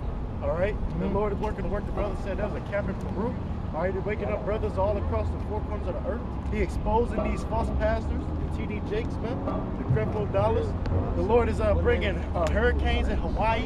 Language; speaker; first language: English; native; English